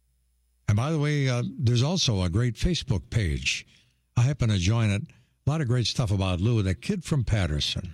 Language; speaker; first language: English; native; English